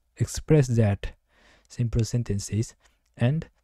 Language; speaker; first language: English; non-native, learner; Japanese